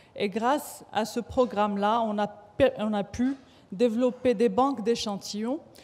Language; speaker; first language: French; non-native, local second language; Arabic